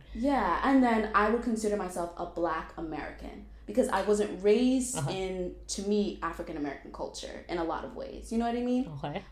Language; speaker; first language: English; native; English